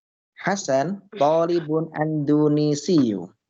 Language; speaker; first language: Arabic; non-native, fluent; Indonesian